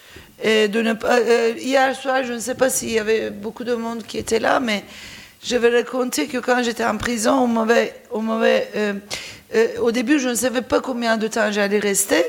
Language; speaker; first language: French; non-native, fluent; Turkish